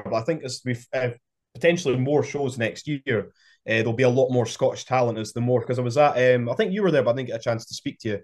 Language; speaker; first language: English; native; English